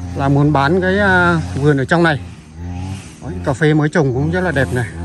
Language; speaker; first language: Vietnamese; non-native, local second language; Tày